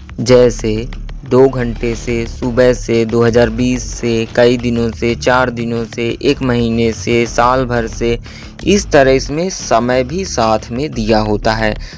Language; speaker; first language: Hindi; native; Hindi